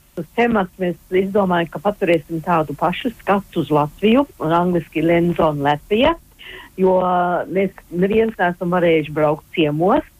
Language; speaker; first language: Latvian; early bilingual, heritage; Latvian